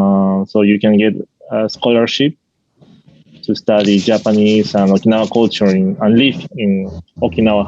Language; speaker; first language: English; non-native, fluent; Spanish